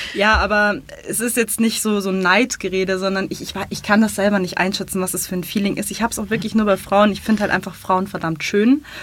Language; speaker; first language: German; native; German